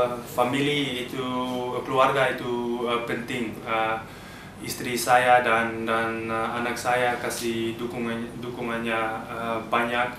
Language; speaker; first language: Indonesian; early bilingual, heritage; Dutch